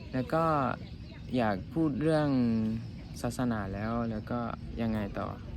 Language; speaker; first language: Thai; non-native, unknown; Turkish